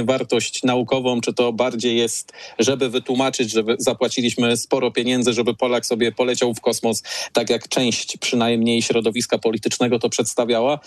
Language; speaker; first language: Polish; native; Polish